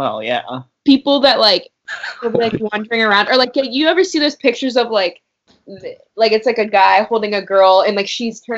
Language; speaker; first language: English; native; English